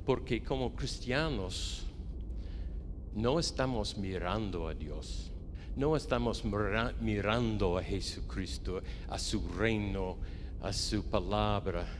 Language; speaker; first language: Spanish; non-native, fluent; English